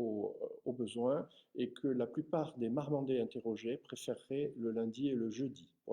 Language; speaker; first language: French; native; French